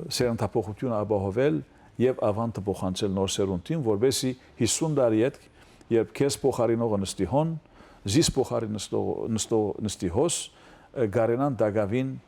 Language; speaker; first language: Armenian; early bilingual, heritage; Armenian